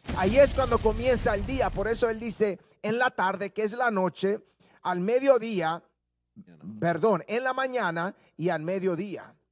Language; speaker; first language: Spanish; early bilingual, heritage; Spanish